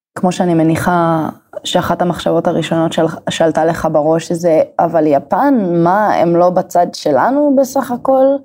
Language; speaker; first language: Hebrew; native; Hebrew